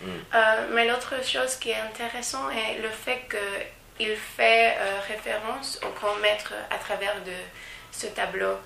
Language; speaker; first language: French; non-native, learner; Spanish